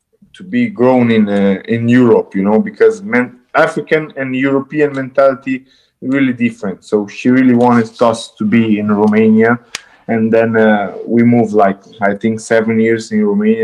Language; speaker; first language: English; non-native, fluent; Romanian